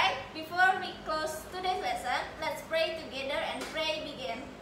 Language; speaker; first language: English; non-native, learner; Indonesian